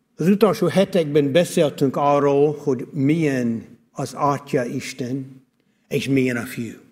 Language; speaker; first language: Hungarian; non-native, fluent; English